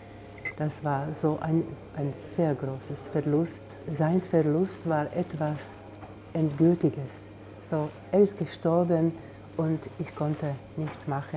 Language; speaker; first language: German; non-native, fluent; Slovak